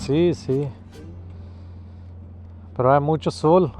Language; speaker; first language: Spanish; non-native, learner; Urdu